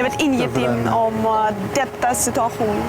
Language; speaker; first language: Swedish; non-native, fluent; Ukrainian